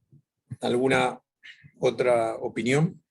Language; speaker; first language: Spanish; native; Spanish